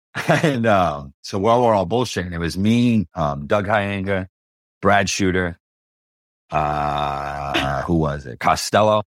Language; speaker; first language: English; early bilingual, other home language; Spanish